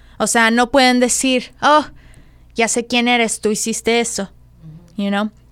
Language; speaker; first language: Spanish; early bilingual, heritage; Spanish